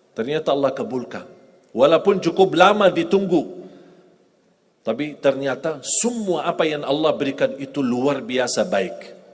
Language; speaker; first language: Indonesian; non-native, fluent; Arabic